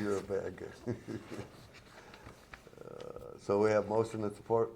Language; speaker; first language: English; native; English